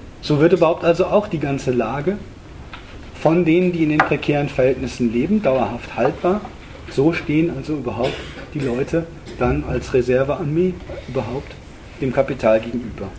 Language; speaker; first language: German; native; German